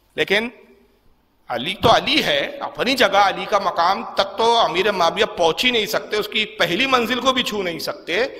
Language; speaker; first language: Urdu; native; Urdu